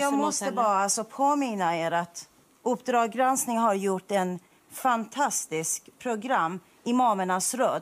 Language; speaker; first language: Swedish; non-native, fluent; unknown